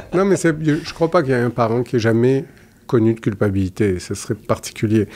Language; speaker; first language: French; native; French